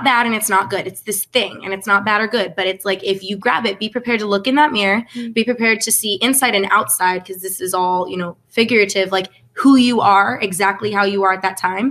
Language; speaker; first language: English; native; English